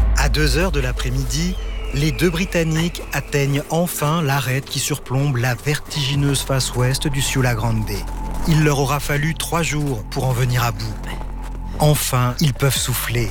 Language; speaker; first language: French; native; French